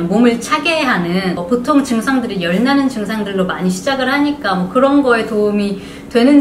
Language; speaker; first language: Korean; early bilingual, heritage; Korean